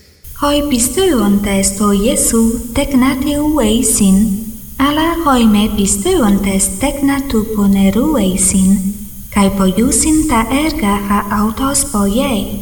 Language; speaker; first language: Greek; non-native, fluent; Portuguese